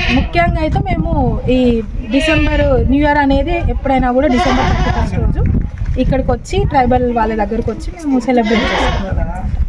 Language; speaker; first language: Telugu; native; Telugu